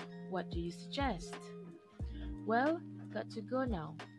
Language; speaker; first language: English; non-native, local second language; Malay